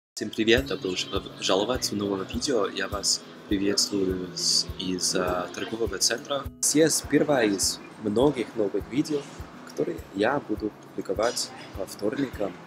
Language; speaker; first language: Russian; non-native, fluent; German